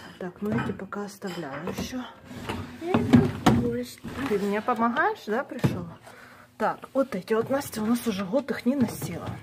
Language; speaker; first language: Russian; native; Russian